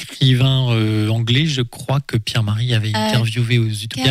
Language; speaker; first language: French; native; French